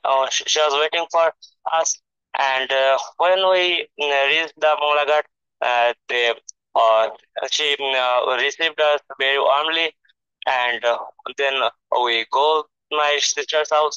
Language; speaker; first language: English; non-native, learner; Bangla